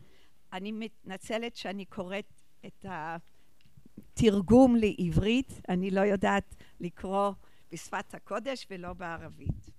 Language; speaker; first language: Hebrew; non-native, fluent; English